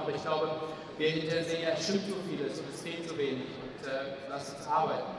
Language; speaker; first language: German; native; German